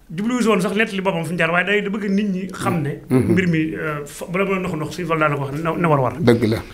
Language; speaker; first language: Wolof; native; Wolof